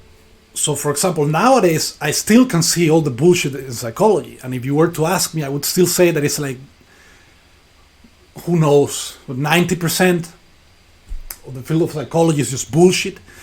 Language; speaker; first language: English; non-native, fluent; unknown